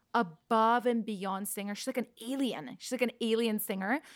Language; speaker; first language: English; non-native, fluent; Russian